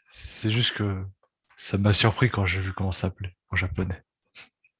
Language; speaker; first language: French; native; French